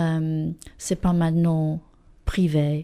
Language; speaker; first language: French; non-native, fluent; English